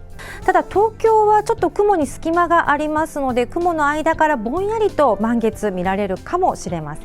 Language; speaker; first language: Japanese; native; Japanese